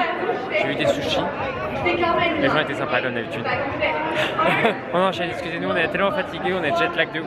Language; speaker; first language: French; native; French